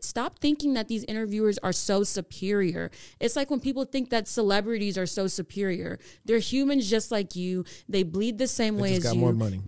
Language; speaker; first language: English; native; English